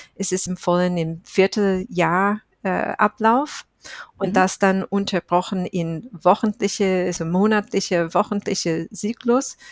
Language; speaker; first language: German; non-native, fluent; English